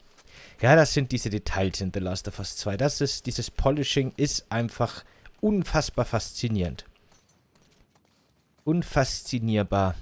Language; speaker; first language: German; native; German